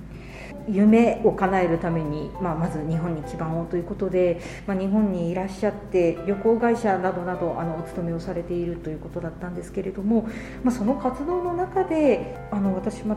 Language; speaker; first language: Japanese; native; Japanese